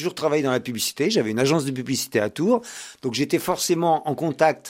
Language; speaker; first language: French; native; French